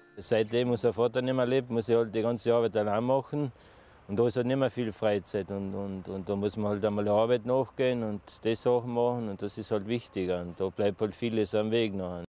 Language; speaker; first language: German; native; German